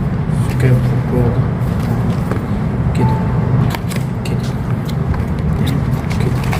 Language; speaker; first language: Arabic; non-native, learner; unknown